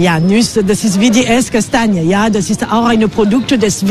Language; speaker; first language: German; non-native, fluent; French